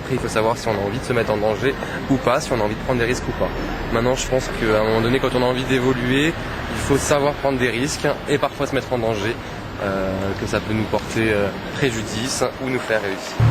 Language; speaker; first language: French; native; French